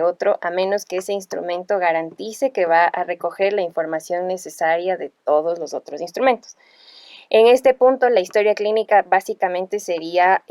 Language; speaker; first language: Spanish; native; Spanish